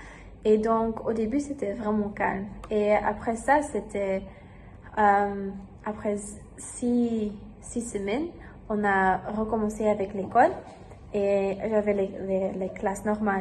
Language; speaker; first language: French; non-native, learner; German